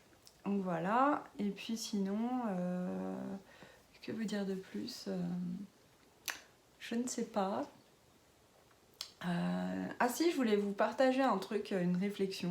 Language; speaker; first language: French; native; French